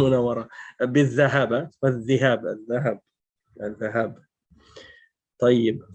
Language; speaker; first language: Arabic; non-native, fluent; French